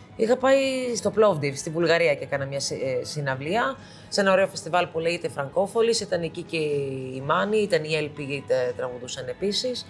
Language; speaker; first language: Greek; early bilingual, heritage; Greek